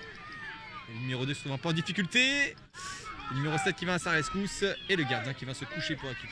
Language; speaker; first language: French; native; French